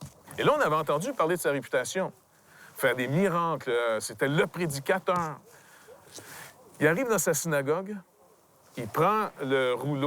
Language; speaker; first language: French; native; French